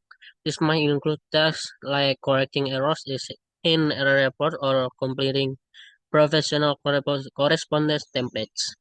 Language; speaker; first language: English; non-native, learner; Indonesian